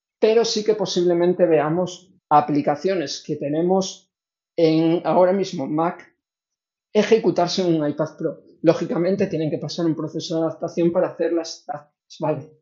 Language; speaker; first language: Spanish; native; Spanish